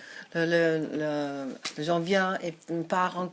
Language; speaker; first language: French; non-native, learner; German